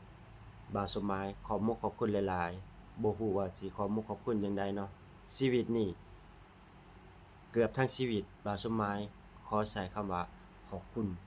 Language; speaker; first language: Thai; non-native, local second language; Lao